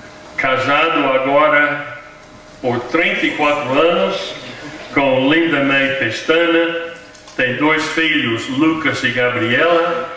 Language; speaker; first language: Portuguese; non-native, fluent; English